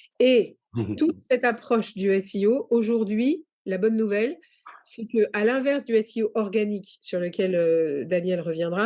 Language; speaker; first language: French; native; French